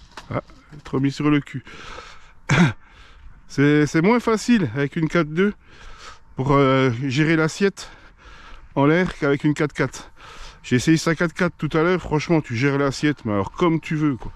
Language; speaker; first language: French; native; French